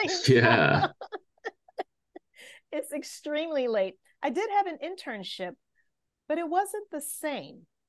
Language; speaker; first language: English; native; English